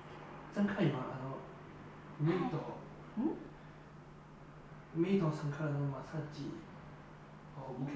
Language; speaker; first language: Japanese; non-native, learner; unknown